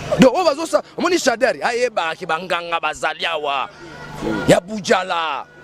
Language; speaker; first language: Lingala; non-native, local second language; Kongo